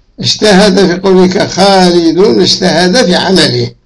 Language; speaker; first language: Arabic; native; Arabic